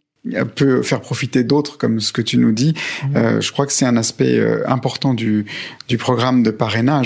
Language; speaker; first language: French; native; French